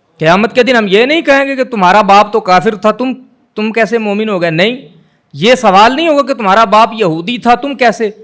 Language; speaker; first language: Urdu; non-native, local second language; Punjabi